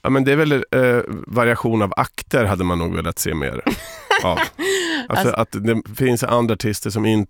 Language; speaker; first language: Swedish; native; Swedish